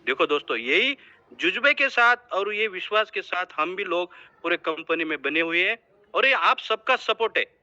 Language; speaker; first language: Hindi; non-native, local second language; Marathi